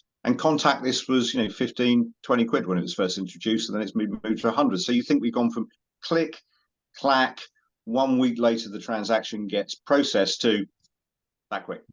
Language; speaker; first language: English; native; English